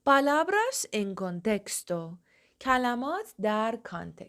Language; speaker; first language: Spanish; non-native, fluent; Persian